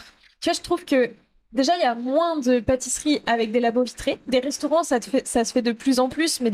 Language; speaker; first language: French; native; French